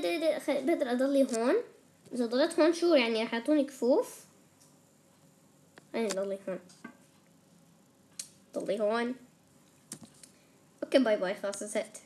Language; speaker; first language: Arabic; native; Arabic